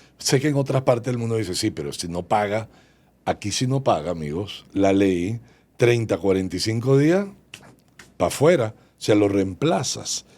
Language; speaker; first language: Spanish; native; Spanish